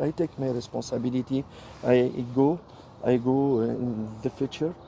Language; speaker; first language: English; non-native, learner; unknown